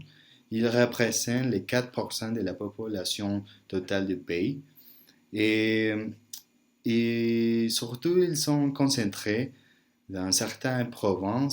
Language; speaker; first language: French; non-native, learner; Spanish